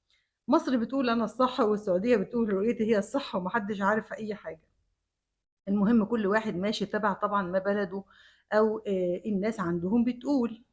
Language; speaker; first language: Arabic; native; Arabic